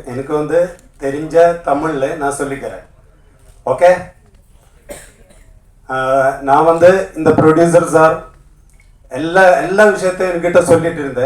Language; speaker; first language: Tamil; non-native, learner; Malayalam